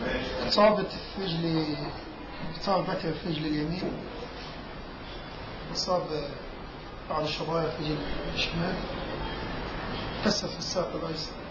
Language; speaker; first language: Arabic; native; Arabic